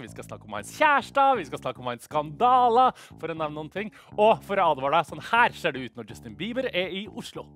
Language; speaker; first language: Norwegian; native; Norwegian